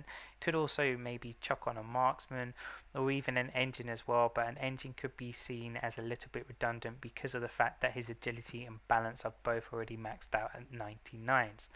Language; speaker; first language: English; native; English